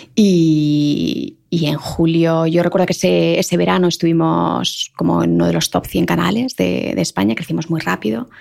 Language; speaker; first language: Spanish; native; Spanish